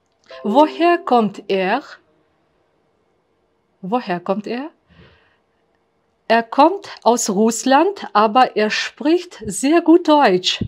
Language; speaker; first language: German; non-native, fluent; Uzbek